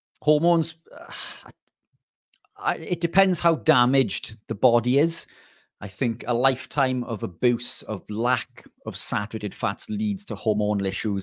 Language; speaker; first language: English; native; English